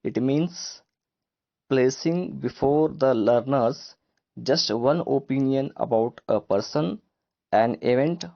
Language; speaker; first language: English; non-native, local second language; Kannada